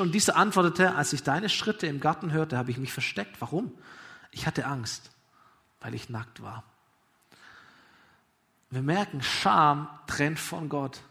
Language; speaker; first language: German; native; German